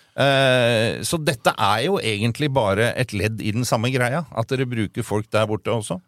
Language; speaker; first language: Norwegian; native; Norwegian